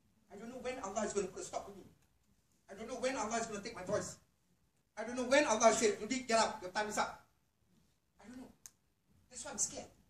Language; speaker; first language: English; non-native, local second language; Malay